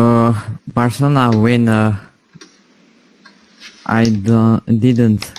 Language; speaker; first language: English; non-native, learner; Slovak